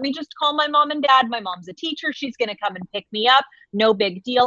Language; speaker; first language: English; native; English